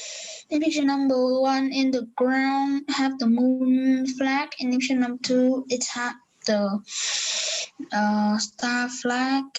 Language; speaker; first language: English; non-native, learner; Vietnamese